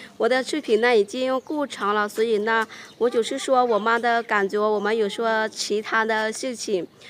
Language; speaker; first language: Chinese; non-native, fluent; Lao